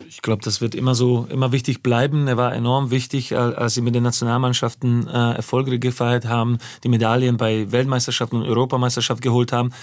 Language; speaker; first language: German; non-native, fluent; Slovak